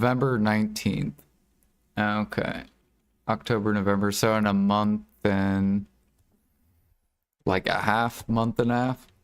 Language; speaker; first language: English; native; English